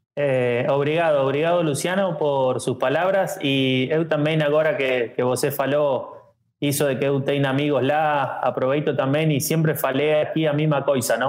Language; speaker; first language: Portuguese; non-native, learner; Spanish